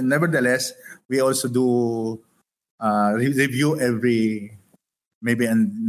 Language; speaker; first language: English; non-native, local second language; Hiligaynon